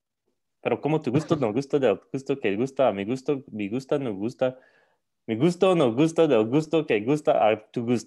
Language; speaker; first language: Spanish; non-native, learner; English